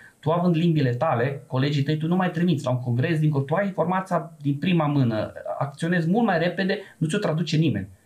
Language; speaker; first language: Romanian; non-native, local second language; Serbian